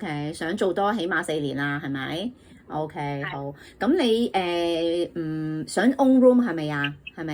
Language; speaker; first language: Cantonese; native; Cantonese